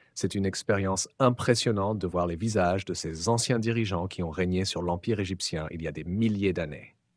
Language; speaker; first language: French; non-native, fluent; Arabic